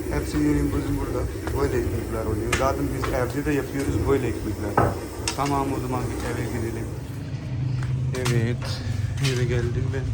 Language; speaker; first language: Turkish; non-native, learner; Urdu